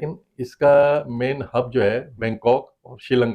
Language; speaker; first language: Hindi; native; Hindi